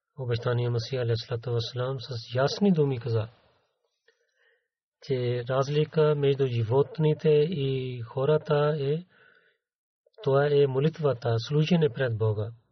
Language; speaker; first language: Bulgarian; non-native, learner; Urdu